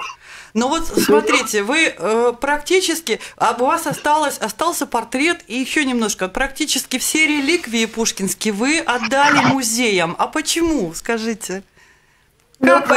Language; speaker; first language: Russian; native; Russian